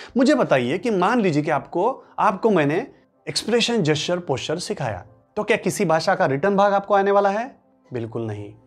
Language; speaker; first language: Hindi; non-native, local second language; Marathi